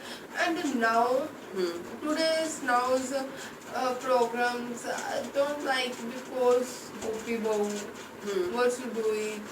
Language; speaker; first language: English; non-native, local second language; Hindi